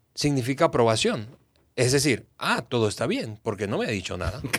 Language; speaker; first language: Spanish; native; Spanish